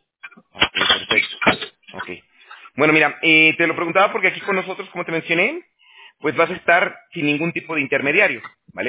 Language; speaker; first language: Spanish; native; Spanish